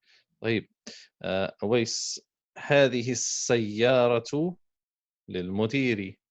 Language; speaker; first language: Arabic; non-native, fluent; English